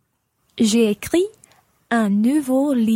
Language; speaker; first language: French; non-native, learner; English